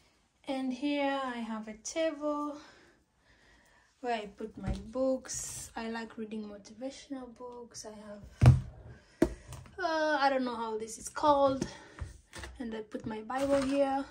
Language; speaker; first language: English; non-native, local second language; Swahili